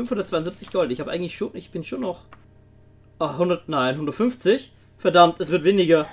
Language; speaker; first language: German; native; German